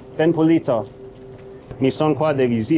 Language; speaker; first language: Italian; non-native, learner; English